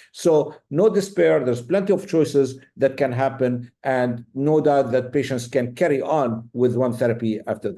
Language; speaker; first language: English; non-native, fluent; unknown